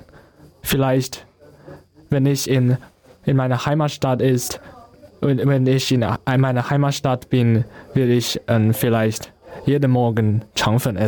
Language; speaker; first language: German; non-native, learner; Chinese